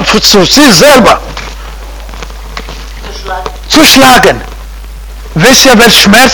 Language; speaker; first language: German; non-native, fluent; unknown